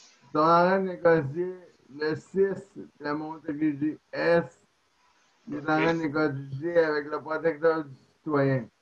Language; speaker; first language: French; native; French